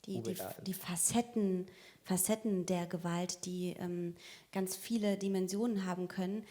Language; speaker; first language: German; native; German